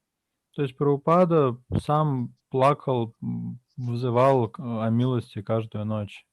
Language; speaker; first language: Russian; native; Russian